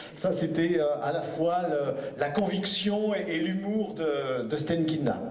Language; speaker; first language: French; native; French